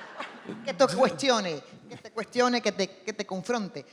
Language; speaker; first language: Spanish; native; Spanish